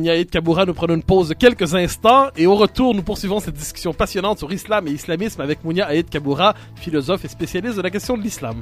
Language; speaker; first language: French; native; French